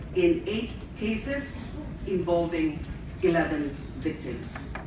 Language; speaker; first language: English; non-native, local second language; Filipino